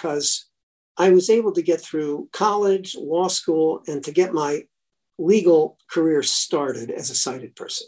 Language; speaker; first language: English; native; English